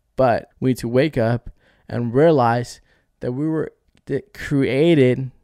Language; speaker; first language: English; early bilingual, other home language; Spanish